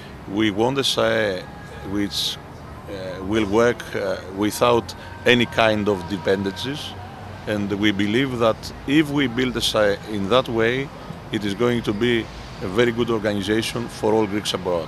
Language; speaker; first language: English; non-native, fluent; Greek